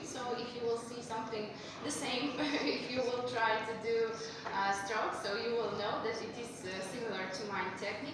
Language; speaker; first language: English; non-native, fluent; Russian